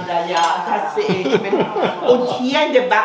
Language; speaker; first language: German; non-native, learner; Spanish